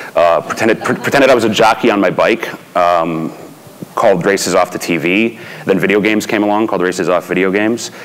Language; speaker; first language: English; native; English